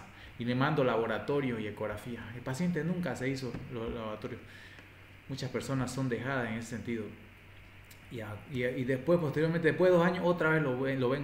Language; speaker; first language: Spanish; native; Spanish